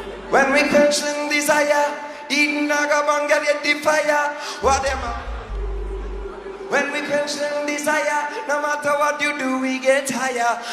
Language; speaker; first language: English; non-native, fluent; German